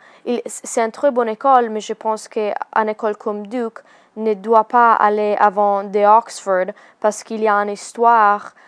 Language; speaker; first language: French; non-native, learner; Italian